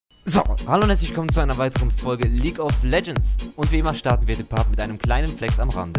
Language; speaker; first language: German; native; German